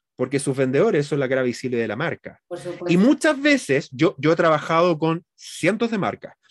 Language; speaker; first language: Spanish; native; Spanish